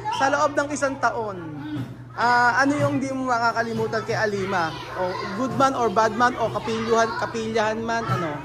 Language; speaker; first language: Filipino; native; Filipino